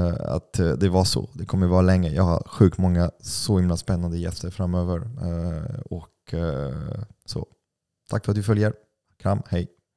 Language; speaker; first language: Swedish; non-native, fluent; French